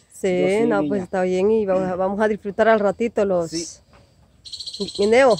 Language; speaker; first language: Spanish; native; Spanish